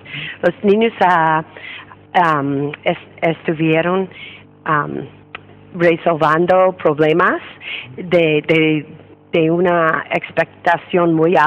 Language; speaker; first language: Spanish; non-native, fluent; English